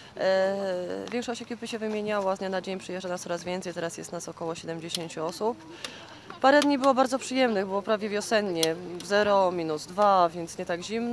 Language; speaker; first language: Polish; native; Polish